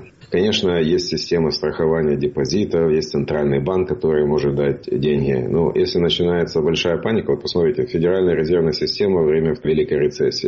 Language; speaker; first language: Russian; native; Russian